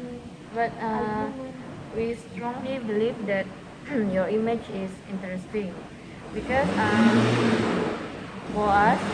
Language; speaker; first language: English; non-native, learner; Malay